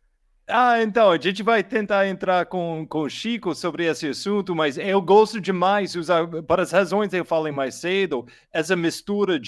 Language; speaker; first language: Portuguese; non-native, learner; English